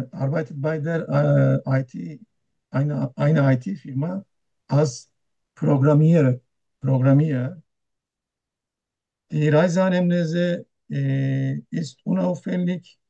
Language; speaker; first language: German; non-native, learner; Turkish